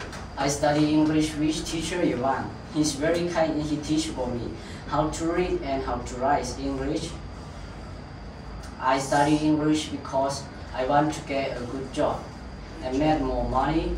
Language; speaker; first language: English; non-native, learner; Hmong